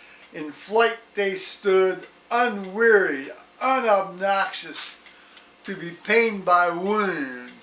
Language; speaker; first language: English; native; English